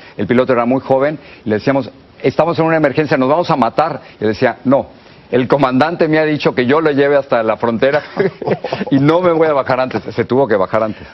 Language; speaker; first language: Spanish; native; Spanish